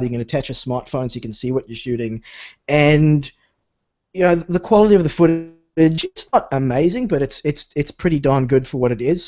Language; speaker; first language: English; native; English